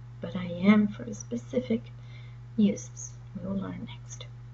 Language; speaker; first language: English; non-native, fluent; Portuguese